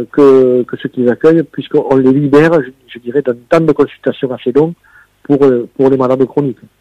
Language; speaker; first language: French; native; French